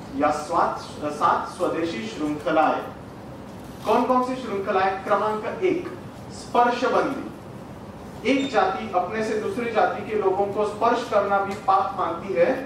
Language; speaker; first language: Hindi; non-native, local second language; Marathi